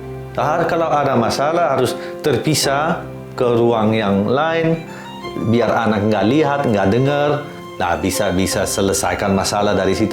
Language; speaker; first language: Indonesian; non-native, fluent; Dutch